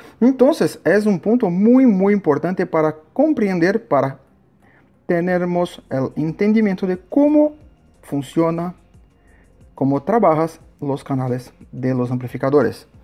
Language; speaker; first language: Spanish; non-native, learner; Portuguese